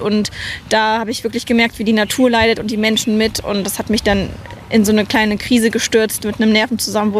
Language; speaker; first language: German; native; German